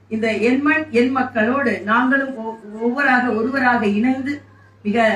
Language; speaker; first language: Tamil; native; Tamil